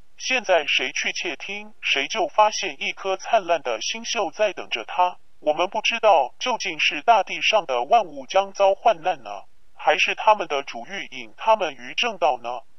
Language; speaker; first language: Chinese; non-native, local second language; Cantonese